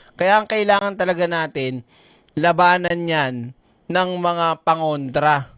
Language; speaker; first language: Filipino; non-native, local second language; Cebuano